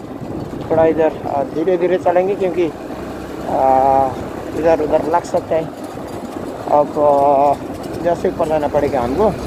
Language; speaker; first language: Hindi; non-native, learner; Nepali